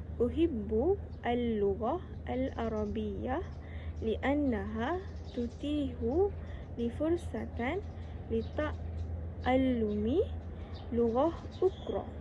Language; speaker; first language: Arabic; non-native, learner; Malay